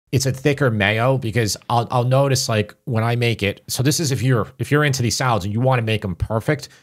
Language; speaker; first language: English; native; English